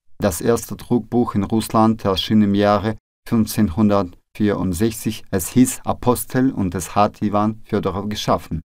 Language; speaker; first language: German; non-native, fluent; Russian